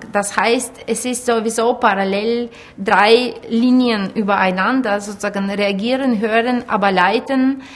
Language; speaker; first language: German; non-native, fluent; Ukrainian